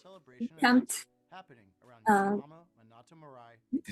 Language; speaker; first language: English; non-native, learner; Japanese